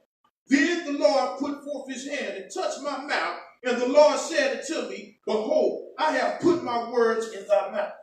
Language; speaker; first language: English; native; English